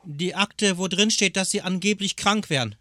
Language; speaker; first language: German; native; German